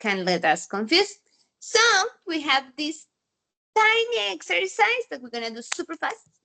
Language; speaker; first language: English; non-native, fluent; Spanish